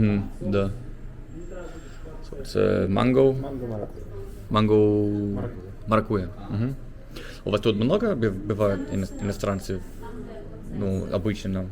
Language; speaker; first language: Russian; non-native, learner; English